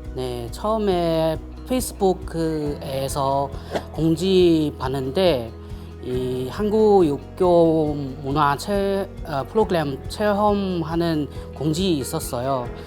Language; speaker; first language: Korean; non-native, learner; Chinese